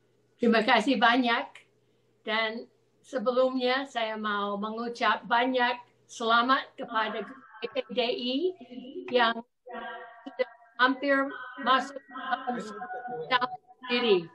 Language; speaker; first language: Indonesian; non-native, fluent; English